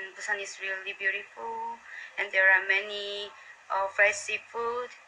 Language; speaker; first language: English; non-native, learner; Korean